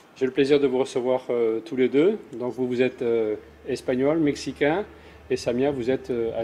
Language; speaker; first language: French; native; French